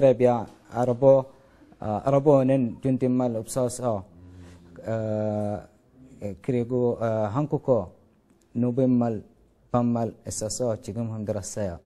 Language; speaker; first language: Korean; non-native, learner; Arabic